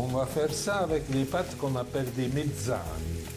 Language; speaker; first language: French; non-native, fluent; Italian